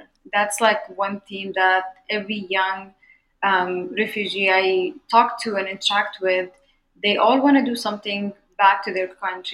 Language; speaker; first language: English; non-native, fluent; Arabic